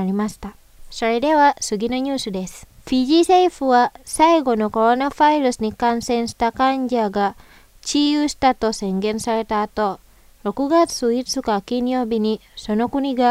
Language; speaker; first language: Japanese; non-native, fluent; Indonesian